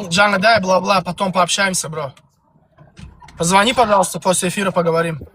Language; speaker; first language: Russian; non-native, fluent; Turkmen